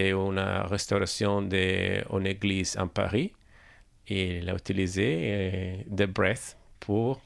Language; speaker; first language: French; non-native, learner; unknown